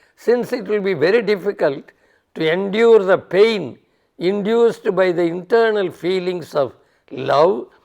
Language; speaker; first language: English; non-native, local second language; Tamil